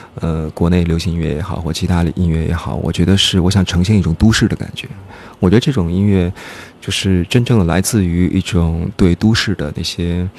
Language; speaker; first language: Chinese; native; Chinese